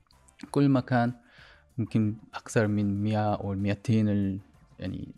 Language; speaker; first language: Arabic; non-native, learner; Korean